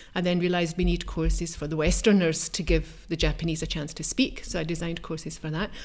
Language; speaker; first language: English; native; English